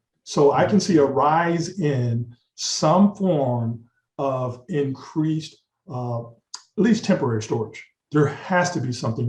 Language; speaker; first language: English; native; English